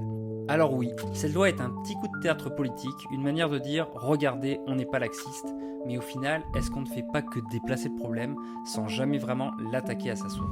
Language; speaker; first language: French; native; French